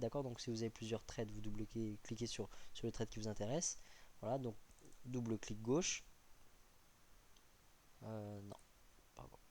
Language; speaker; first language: French; native; French